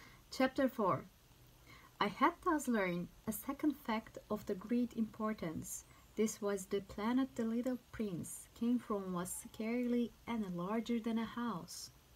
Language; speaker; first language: English; non-native, fluent; Turkish